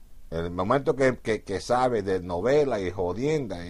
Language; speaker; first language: Spanish; early bilingual, heritage; Spanish